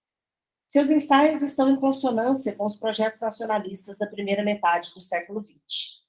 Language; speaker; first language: Portuguese; native; Portuguese